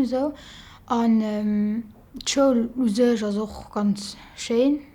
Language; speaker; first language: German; non-native, learner; French